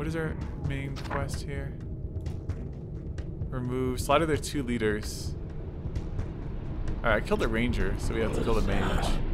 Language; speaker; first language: English; native; English